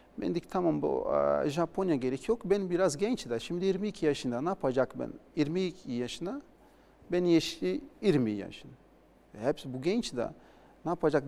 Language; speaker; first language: Turkish; non-native, learner; Portuguese